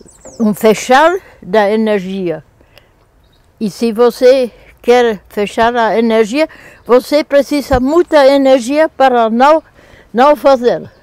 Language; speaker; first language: Portuguese; non-native, fluent; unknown